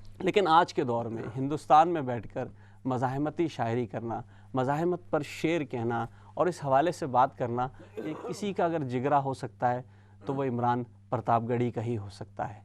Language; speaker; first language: Urdu; native; Urdu